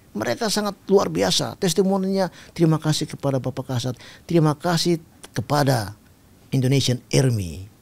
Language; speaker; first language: Indonesian; non-native, local second language; Tetum